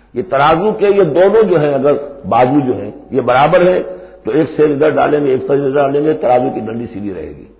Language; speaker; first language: Urdu; native; Urdu